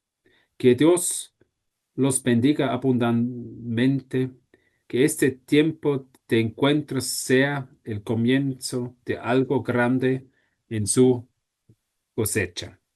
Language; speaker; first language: Spanish; non-native, fluent; German